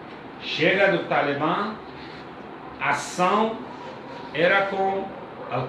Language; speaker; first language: Portuguese; non-native, learner; Persian